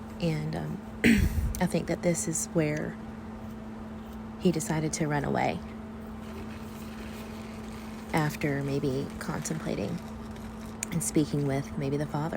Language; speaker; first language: English; native; English